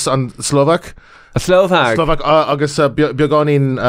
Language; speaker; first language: Irish; non-native, local second language; English